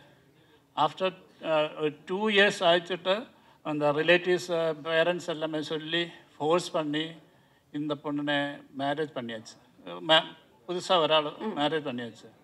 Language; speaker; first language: Tamil; non-native, learner; Malayalam